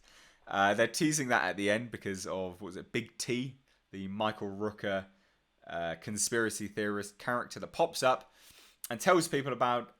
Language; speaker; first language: English; native; English